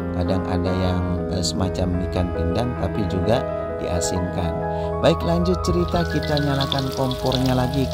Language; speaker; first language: Indonesian; non-native, local second language; Madurese